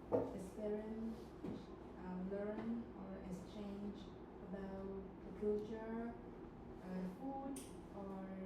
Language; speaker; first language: English; non-native, learner; Vietnamese